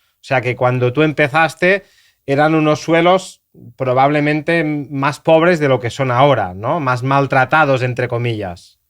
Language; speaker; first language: Spanish; native; Spanish